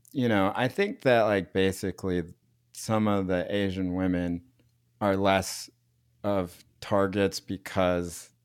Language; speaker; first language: English; native; English